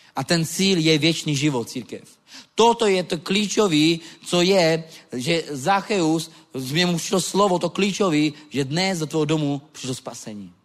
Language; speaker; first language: Czech; non-native, local second language; Romany